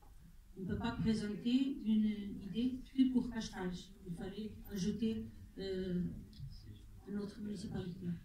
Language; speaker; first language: French; non-native, fluent; Portuguese